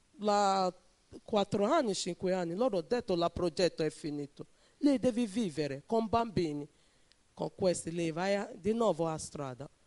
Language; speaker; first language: Italian; non-native, learner; Bini